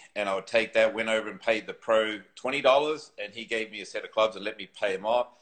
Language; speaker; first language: English; native; English